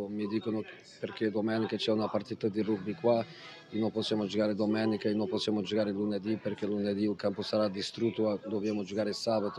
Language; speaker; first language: Italian; non-native, fluent; Portuguese